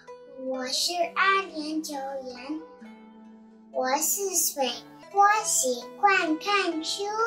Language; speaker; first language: Chinese; non-native, learner; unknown